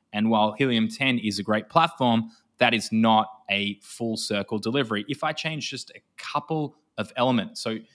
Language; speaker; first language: English; native; English